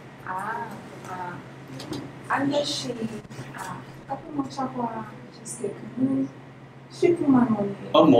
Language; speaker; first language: Korean; non-native, learner; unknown